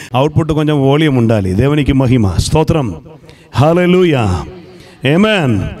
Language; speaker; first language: Telugu; non-native, fluent; Malayalam